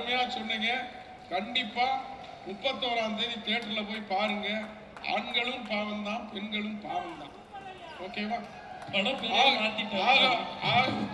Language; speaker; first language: Tamil; native; Tamil